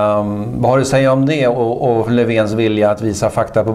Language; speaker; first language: Swedish; native; Swedish